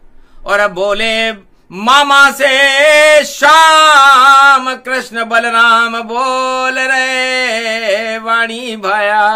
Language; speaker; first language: Hindi; native; Hindi